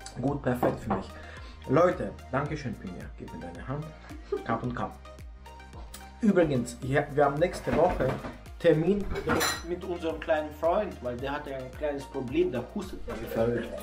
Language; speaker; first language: German; native; German